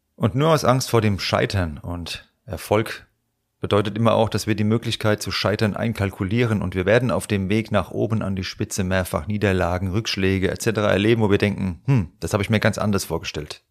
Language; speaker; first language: German; native; German